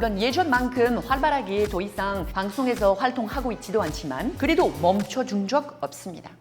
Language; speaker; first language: Korean; non-native, fluent; French